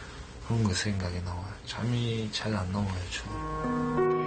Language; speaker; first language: Korean; non-native, learner; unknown